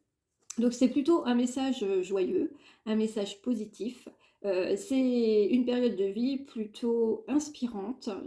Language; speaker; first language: French; native; French